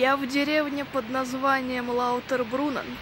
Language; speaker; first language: Russian; native; Russian